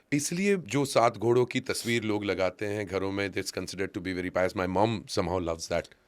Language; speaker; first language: Hindi; native; Hindi